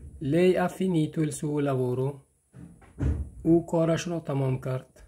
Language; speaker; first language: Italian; non-native, fluent; Persian